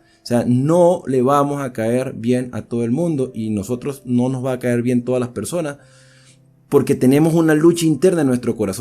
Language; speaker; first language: Spanish; native; Spanish